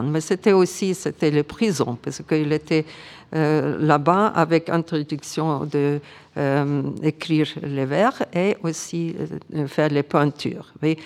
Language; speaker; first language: French; non-native, fluent; Ukrainian